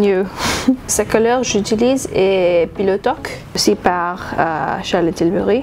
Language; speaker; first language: French; non-native, learner; English